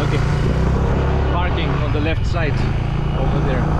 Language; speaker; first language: English; non-native, fluent; German